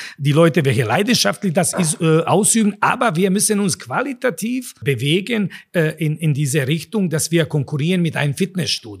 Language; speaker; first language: German; non-native, fluent; Serbian